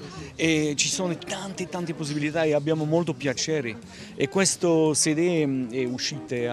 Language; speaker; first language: Italian; early bilingual, heritage; French